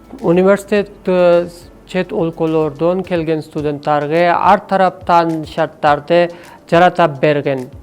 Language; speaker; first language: Kyrgyz; non-native, learner; Urdu